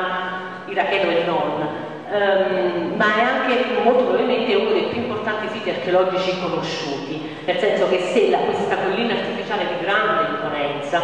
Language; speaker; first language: Italian; native; Italian